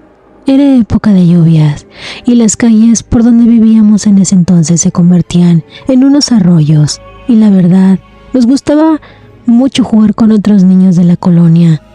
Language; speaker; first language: Spanish; native; Spanish